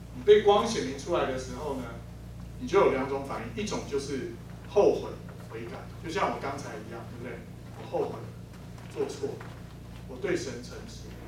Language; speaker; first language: Chinese; native; Chinese